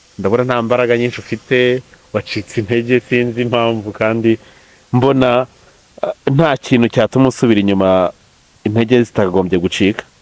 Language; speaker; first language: Kinyarwanda; native; Kinyarwanda